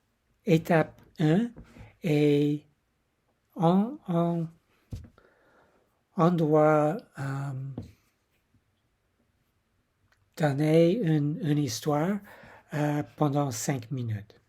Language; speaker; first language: French; non-native, learner; English